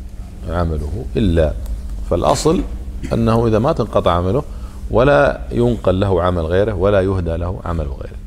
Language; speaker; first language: Arabic; native; Arabic